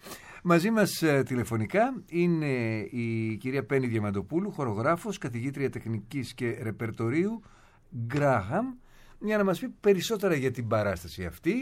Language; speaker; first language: Greek; native; Greek